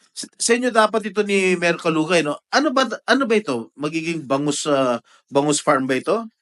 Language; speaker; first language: Filipino; native; Filipino